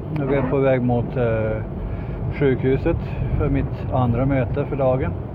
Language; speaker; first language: Swedish; native; Swedish